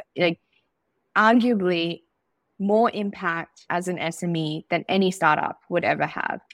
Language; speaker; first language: English; native; English